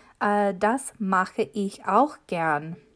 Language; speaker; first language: German; non-native, fluent; English